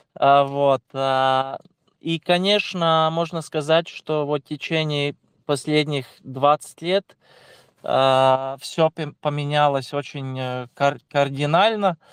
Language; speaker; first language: Russian; non-native, local second language; Latvian